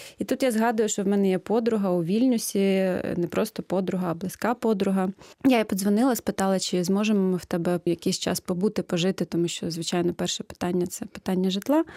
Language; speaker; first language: Ukrainian; native; Ukrainian